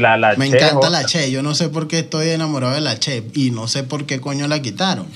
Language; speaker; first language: Spanish; native; Spanish